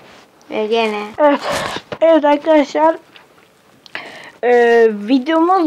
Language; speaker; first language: Turkish; native; Turkish